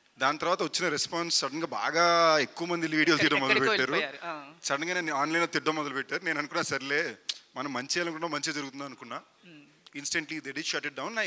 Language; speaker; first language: Telugu; native; Telugu